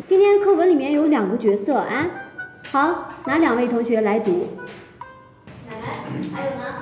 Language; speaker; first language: Chinese; non-native, fluent; Uyghur